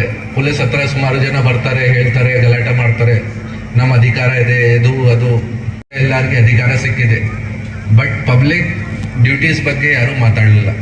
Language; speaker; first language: Kannada; non-native, learner; Hindi